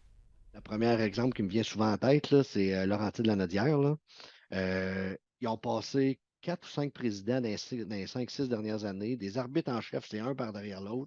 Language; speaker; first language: French; native; French